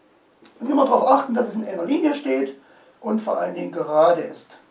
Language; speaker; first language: German; native; German